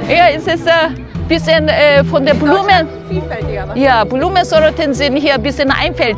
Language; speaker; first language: German; non-native, fluent; Korean